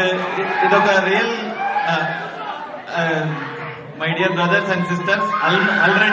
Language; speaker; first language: Telugu; non-native, learner; Tamil